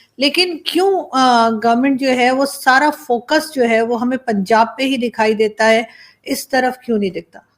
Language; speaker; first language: Urdu; native; Urdu